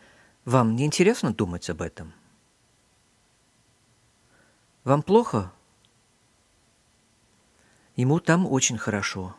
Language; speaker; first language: Russian; non-native, fluent; English